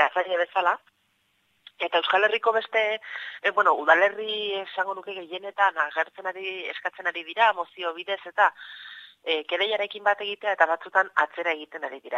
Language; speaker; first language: Basque; native; Basque